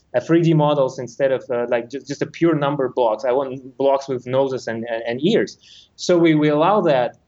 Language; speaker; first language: English; non-native, fluent; Russian